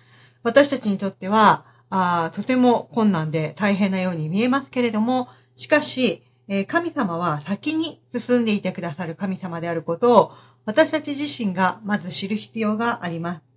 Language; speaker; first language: Japanese; native; Japanese